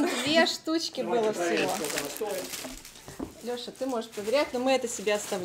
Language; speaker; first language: Russian; native; Russian